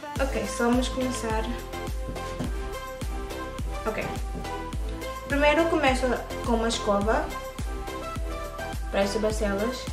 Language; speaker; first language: Portuguese; early bilingual, heritage; English